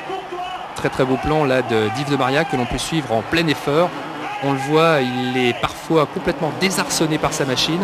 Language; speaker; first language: French; native; French